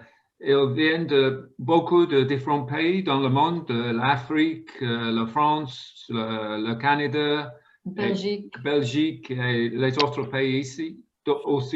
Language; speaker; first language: French; non-native, fluent; English